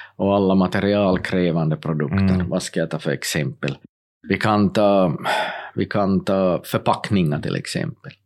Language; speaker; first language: Swedish; native; Swedish